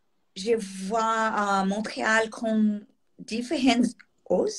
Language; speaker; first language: French; non-native, learner; Portuguese